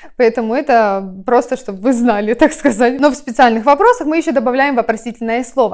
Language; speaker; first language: Russian; native; Russian